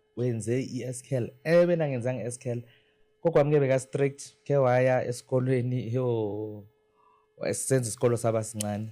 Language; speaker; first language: Zulu; non-native, local second language; Xhosa